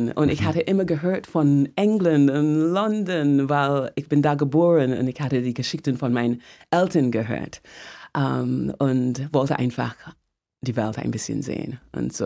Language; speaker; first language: German; non-native, fluent; English